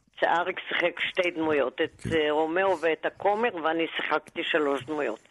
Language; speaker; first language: Hebrew; non-native, local second language; German